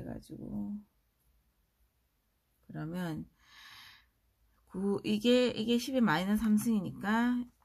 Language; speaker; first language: Korean; native; Korean